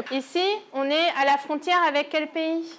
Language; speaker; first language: French; native; French